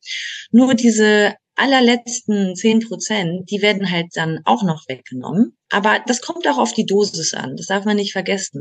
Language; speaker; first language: German; native; German